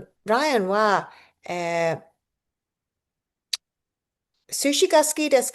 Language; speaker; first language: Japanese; non-native, fluent; English